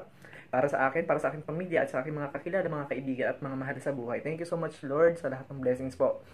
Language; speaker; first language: Filipino; native; Filipino